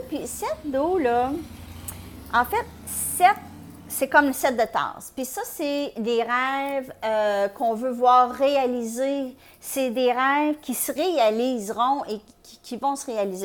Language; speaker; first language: French; native; French